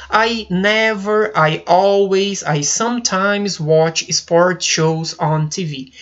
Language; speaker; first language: English; non-native, fluent; Portuguese